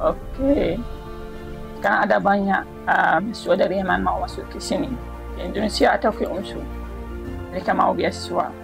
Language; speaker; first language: Indonesian; non-native, learner; Arabic